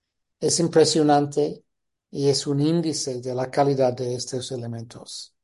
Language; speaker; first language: Spanish; non-native, fluent; English